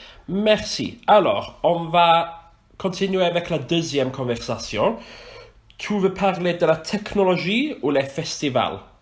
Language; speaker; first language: French; non-native, fluent; Welsh